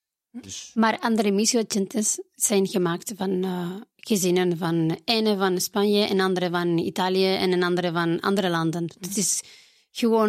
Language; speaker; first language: Dutch; non-native, fluent; Spanish